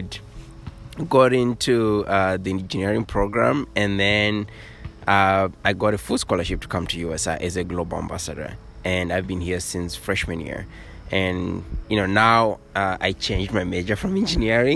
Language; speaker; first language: English; non-native, local second language; Kinyarwanda